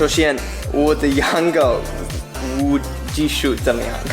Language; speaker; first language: Chinese; non-native, learner; English